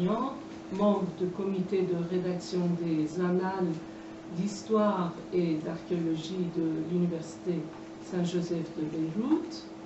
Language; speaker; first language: French; non-native, fluent; Persian